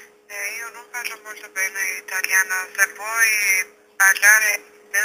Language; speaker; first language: Italian; non-native, learner; Albanian